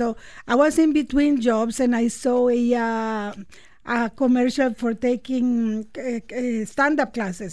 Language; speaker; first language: English; non-native, fluent; Spanish